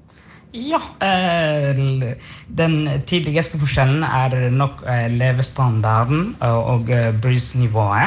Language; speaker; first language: Norwegian; non-native, fluent; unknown